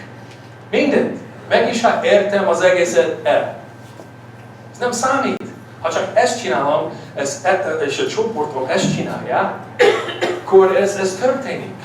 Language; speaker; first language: Hungarian; early bilingual, heritage; English